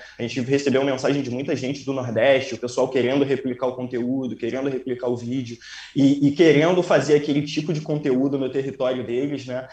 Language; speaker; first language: Portuguese; native; Portuguese